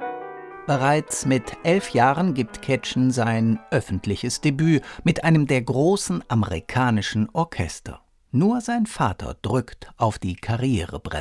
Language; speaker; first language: German; native; German